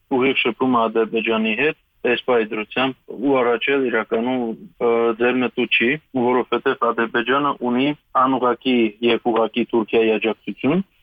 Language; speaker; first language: Armenian; native; Armenian